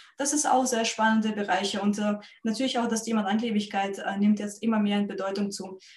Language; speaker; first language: German; non-native, fluent; Russian